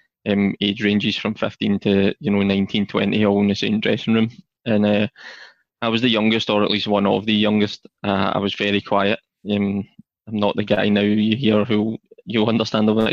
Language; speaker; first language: English; native; English